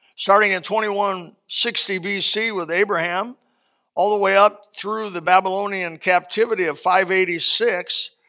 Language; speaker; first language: English; native; English